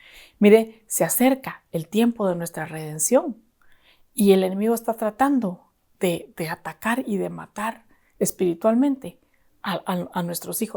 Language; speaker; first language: Spanish; native; Spanish